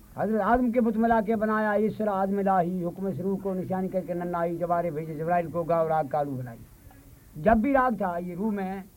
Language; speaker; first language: Hindi; non-native, local second language; Marwari